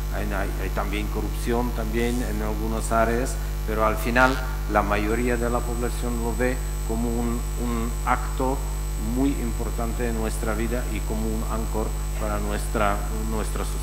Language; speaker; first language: Spanish; non-native, fluent; Czech